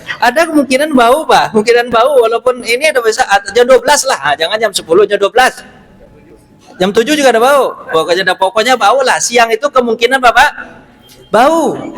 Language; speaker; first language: Indonesian; non-native, local second language; Minangkabau